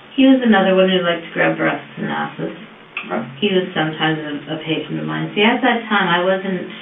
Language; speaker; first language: English; native; English